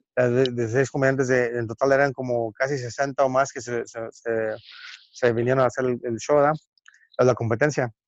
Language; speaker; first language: Spanish; early bilingual, heritage; Spanish